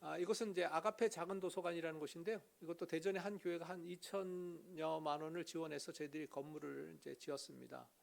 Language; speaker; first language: Korean; native; Korean